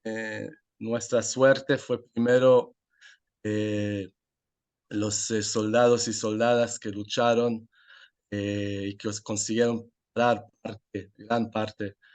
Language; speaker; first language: Spanish; non-native, fluent; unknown